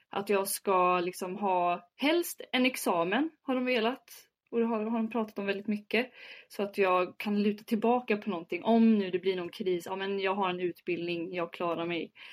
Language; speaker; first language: Swedish; early bilingual, other home language; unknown